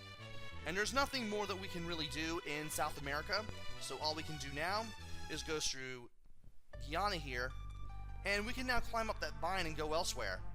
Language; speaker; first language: English; native; English